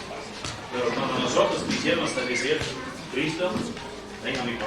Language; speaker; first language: Spanish; non-native, fluent; English